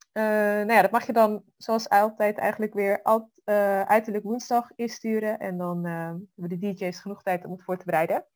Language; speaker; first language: Dutch; native; Dutch